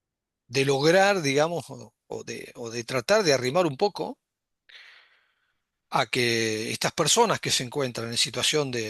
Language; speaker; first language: Spanish; native; Spanish